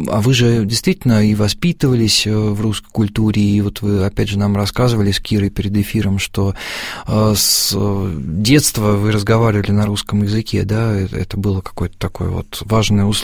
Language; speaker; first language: Russian; native; Russian